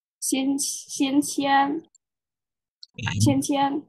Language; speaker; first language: Chinese; non-native, learner; Indonesian